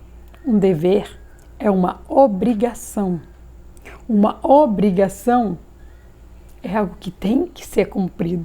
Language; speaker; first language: Portuguese; native; Portuguese